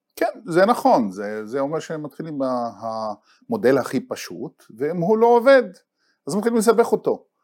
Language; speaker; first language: Hebrew; non-native, local second language; Arabic